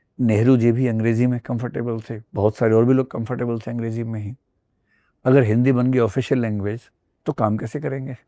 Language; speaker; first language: Hindi; native; Hindi